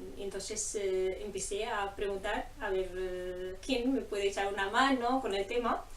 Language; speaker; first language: Spanish; non-native, fluent; Arabic